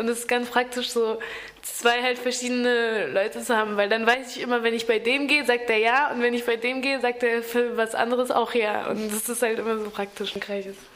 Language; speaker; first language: German; early bilingual, other home language; French